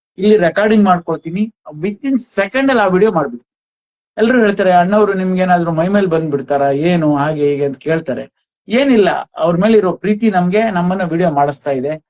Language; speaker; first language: Kannada; non-native, local second language; Konkani